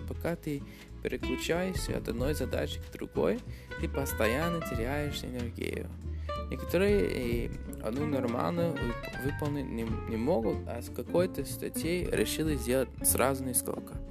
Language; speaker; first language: Russian; non-native, fluent; English